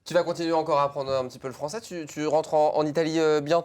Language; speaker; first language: French; native; French